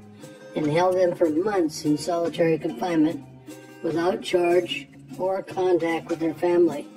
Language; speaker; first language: English; native; English